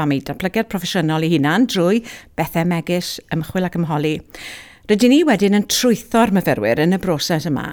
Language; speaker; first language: Welsh; native; Welsh